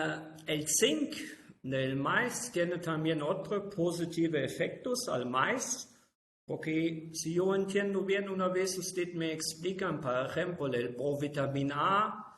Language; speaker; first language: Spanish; non-native, fluent; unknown